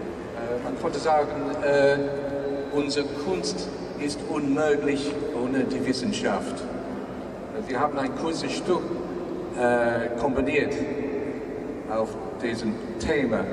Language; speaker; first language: German; non-native, learner; English